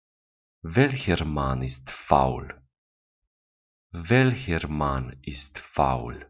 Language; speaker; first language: German; non-native, fluent; Romanian